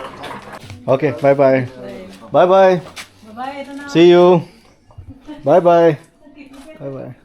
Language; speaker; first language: English; non-native, local second language; Urdu